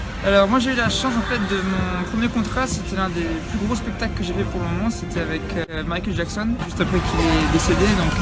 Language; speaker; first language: French; native; French